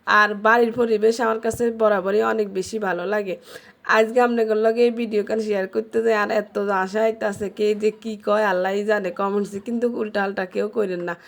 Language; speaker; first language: Bangla; native; Bangla